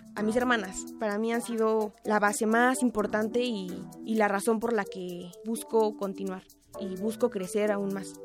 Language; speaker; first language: Spanish; native; Spanish